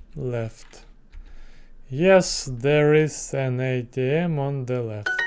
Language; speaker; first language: English; non-native, learner; Russian